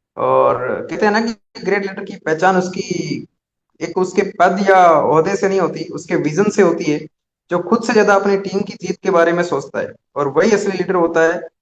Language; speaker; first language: Hindi; native; Hindi